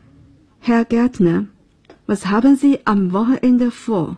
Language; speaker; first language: German; non-native, fluent; Chinese